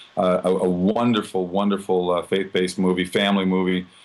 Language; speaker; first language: English; native; English